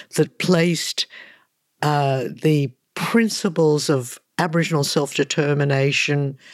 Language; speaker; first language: English; early bilingual, other home language; Hungarian